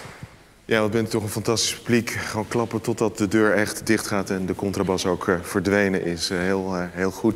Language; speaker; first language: Dutch; native; Dutch